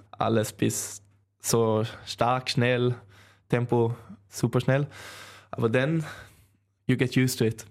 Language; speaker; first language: German; non-native, learner; Swedish